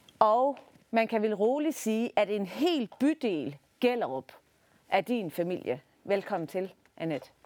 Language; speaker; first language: Danish; native; Danish